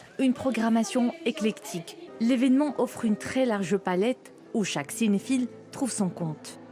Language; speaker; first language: French; non-native, local second language; Arabic